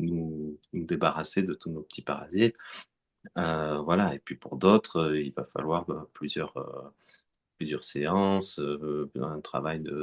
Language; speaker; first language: French; native; French